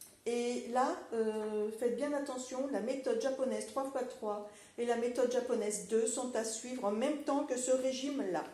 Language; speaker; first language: French; native; French